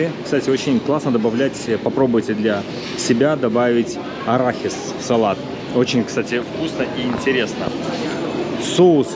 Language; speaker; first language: Russian; native; Russian